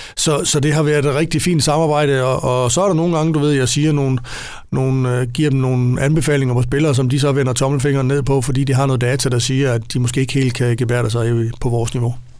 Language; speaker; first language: Danish; native; Danish